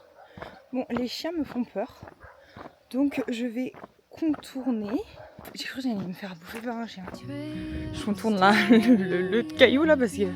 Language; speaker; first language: French; native; French